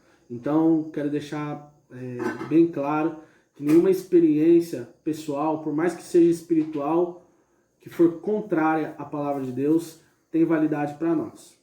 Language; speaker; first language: Portuguese; native; Portuguese